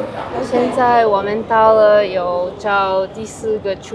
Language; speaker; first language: Chinese; non-native, learner; English